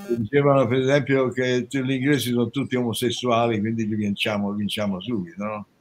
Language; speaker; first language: Italian; native; Italian